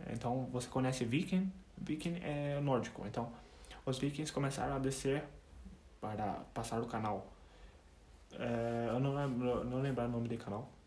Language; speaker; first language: Portuguese; non-native, fluent; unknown